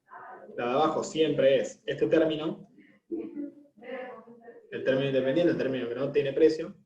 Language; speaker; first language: Spanish; native; Spanish